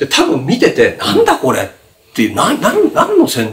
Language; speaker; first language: Japanese; native; Japanese